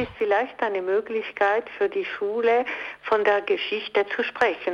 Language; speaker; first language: German; non-native, local second language; French